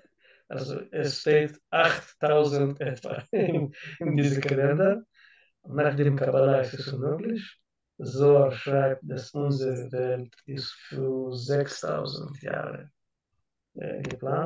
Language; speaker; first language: German; non-native, learner; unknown